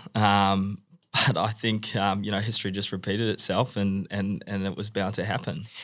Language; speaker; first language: English; native; English